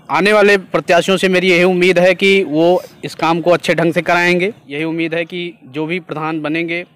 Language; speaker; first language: Hindi; native; Hindi